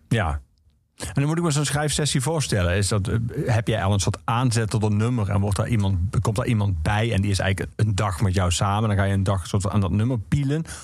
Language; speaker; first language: Dutch; native; Dutch